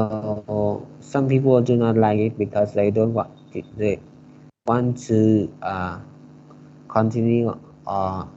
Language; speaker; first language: English; non-native, learner; Vietnamese